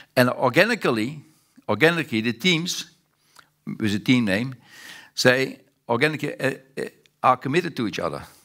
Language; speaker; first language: English; non-native, fluent; Dutch